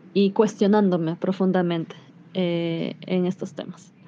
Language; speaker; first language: Spanish; native; Spanish